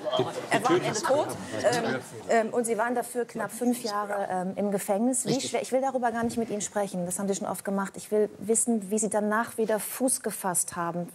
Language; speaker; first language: German; native; German